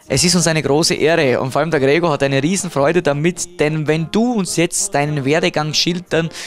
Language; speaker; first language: German; native; German